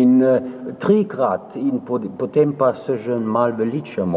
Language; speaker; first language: Slovenian; early bilingual, heritage; French